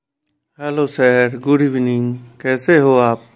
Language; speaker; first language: Hindi; non-native, local second language; Bangla